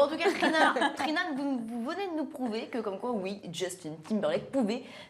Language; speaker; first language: French; native; French